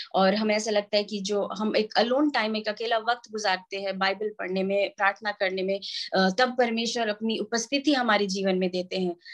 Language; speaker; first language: Hindi; non-native, local second language; Santali